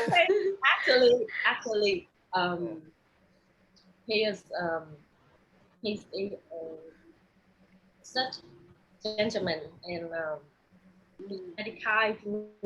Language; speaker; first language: English; non-native, learner; Vietnamese